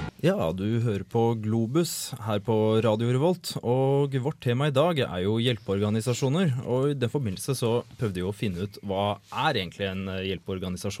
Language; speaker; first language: Norwegian; native; Norwegian